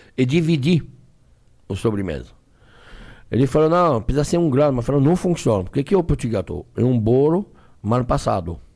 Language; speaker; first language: Portuguese; non-native, fluent; French